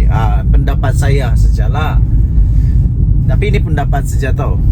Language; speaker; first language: Malay; native; Malay